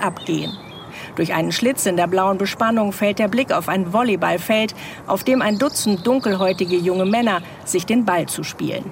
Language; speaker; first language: German; native; German